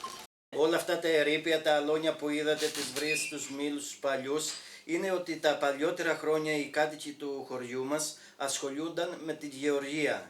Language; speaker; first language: Greek; native; Greek